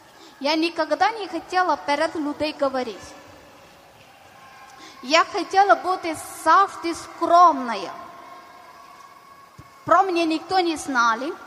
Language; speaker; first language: Ukrainian; non-native, learner; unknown